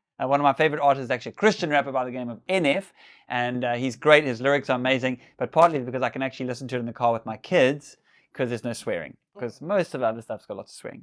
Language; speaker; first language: English; native; English